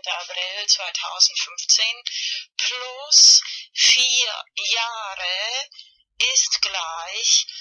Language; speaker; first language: German; non-native, learner; Spanish